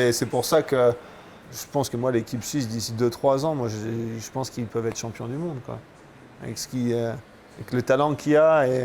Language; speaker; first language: French; native; French